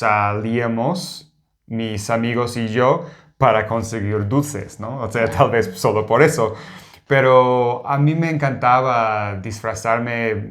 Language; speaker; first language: Spanish; non-native, fluent; English